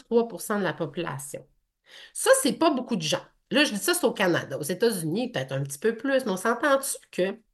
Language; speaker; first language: French; native; French